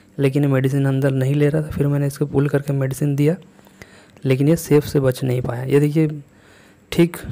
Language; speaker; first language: Hindi; native; Hindi